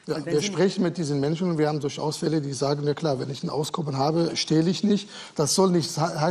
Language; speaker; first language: German; native; German